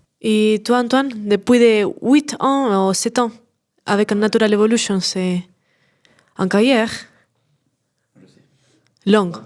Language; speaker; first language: French; non-native, learner; Spanish